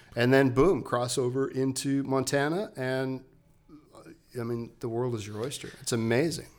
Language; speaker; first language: English; native; English